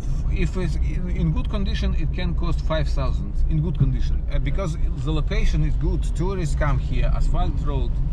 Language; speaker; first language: English; non-native, fluent; Russian